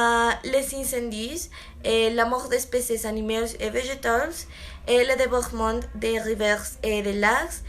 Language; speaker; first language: French; non-native, learner; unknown